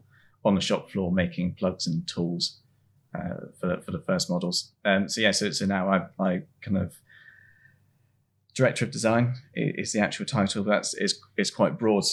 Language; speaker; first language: English; native; English